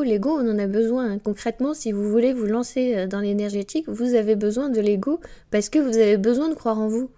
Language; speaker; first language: French; native; French